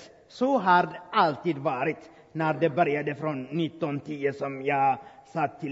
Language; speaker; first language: Swedish; non-native, fluent; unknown